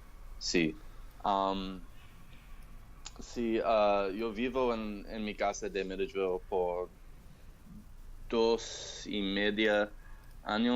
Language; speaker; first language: Spanish; non-native, learner; English